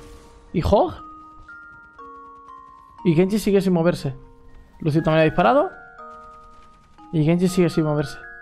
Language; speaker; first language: Spanish; native; Spanish